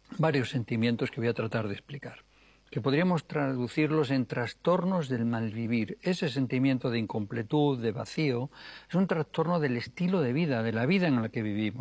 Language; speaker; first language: Spanish; native; Spanish